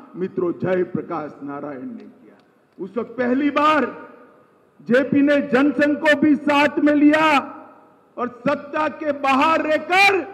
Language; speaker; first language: Hindi; non-native, local second language; Gujarati